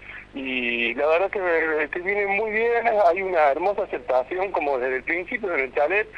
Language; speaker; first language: Spanish; native; Spanish